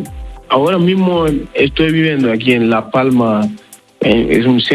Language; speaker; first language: Spanish; non-native, learner; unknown